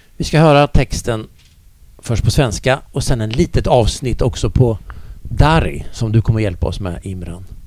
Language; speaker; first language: Swedish; native; Swedish